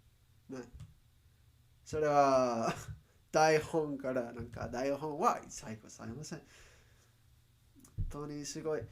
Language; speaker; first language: Japanese; non-native, learner; Spanish